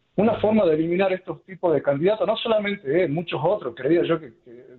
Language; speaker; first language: Spanish; native; Spanish